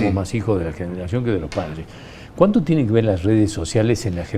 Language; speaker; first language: Spanish; native; Spanish